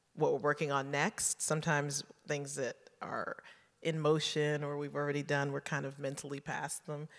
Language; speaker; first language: English; native; English